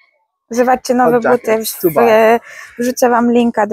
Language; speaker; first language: Polish; native; Polish